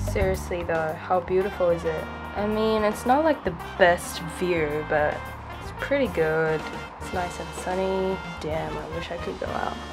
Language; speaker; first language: English; early bilingual, other home language; Chinese